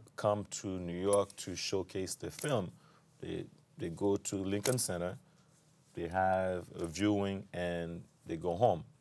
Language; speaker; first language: English; non-native, fluent; French